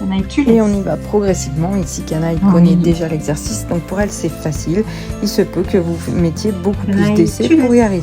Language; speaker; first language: French; native; French